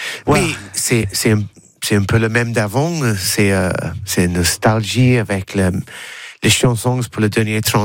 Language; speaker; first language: French; non-native, learner; English